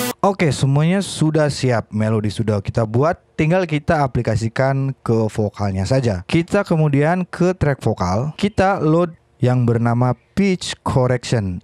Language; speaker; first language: Indonesian; native; Indonesian